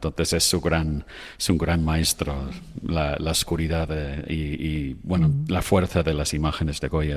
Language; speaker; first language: Spanish; non-native, fluent; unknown